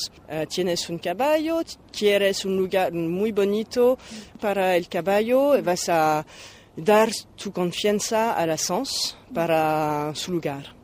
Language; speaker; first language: Spanish; non-native, fluent; French